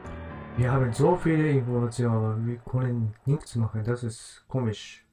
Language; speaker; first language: German; non-native, learner; Japanese